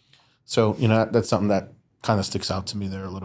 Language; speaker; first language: English; native; English